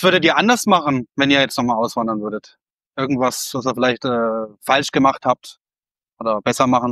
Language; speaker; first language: German; native; German